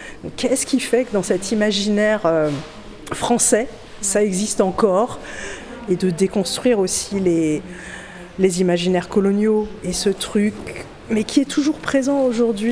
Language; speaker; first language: French; native; French